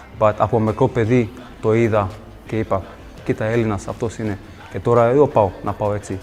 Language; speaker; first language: Greek; early bilingual, heritage; English